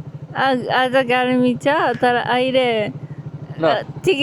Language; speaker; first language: Nepali; non-native, learner; Japanese